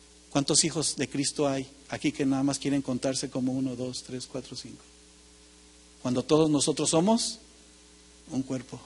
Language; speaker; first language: Spanish; native; Spanish